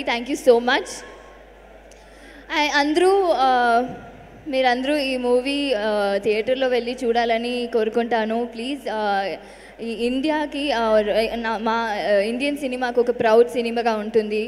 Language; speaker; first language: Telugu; non-native, learner; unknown